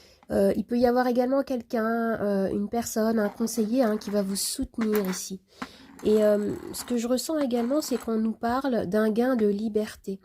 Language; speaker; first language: French; native; French